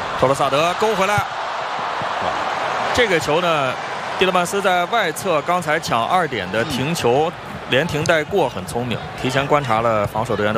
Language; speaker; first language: Chinese; native; Chinese